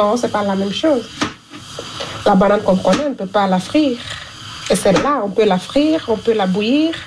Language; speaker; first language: French; non-native, local second language; Fula